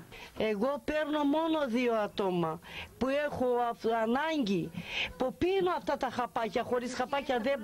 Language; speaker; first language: Greek; non-native, local second language; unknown